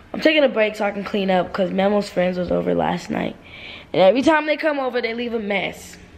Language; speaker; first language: English; native; English